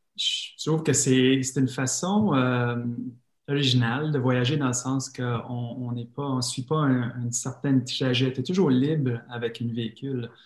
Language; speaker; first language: French; non-native, fluent; English